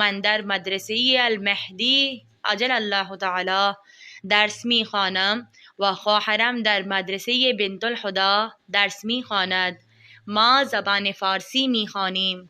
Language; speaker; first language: Persian; non-native, fluent; Urdu